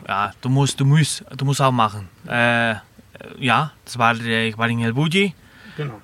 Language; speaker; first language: German; non-native, learner; Spanish